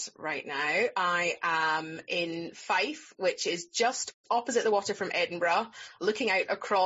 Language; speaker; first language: English; native; English